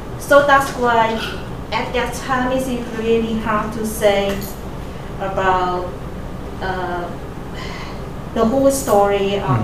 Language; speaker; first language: English; non-native, fluent; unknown